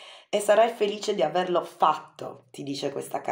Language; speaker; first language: Italian; native; Italian